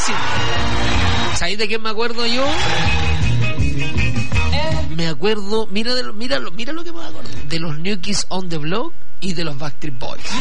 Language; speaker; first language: Spanish; native; Spanish